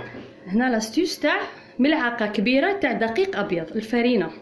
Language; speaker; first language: Arabic; native; Arabic